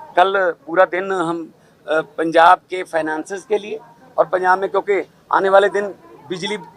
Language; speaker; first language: Hindi; non-native, local second language; Punjabi